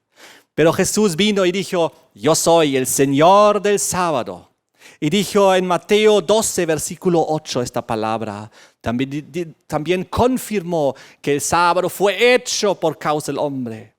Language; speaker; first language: Spanish; native; Spanish